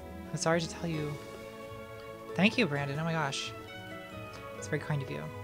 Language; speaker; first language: English; native; English